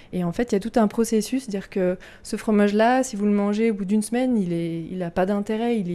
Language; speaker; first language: French; native; French